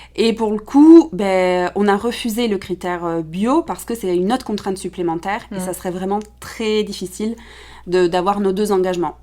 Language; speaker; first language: French; early bilingual, other home language; Spanish